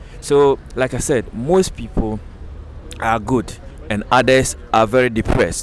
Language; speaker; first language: English; native; English